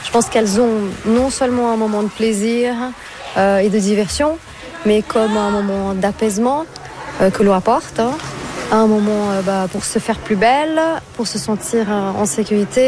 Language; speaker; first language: French; non-native, fluent; Portuguese